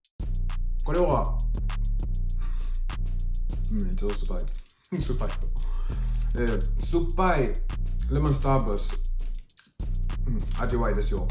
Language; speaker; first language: Japanese; non-native, learner; English